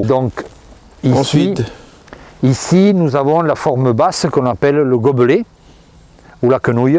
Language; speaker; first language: French; native; French